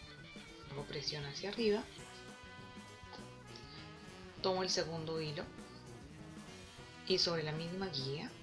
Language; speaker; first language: Spanish; native; Spanish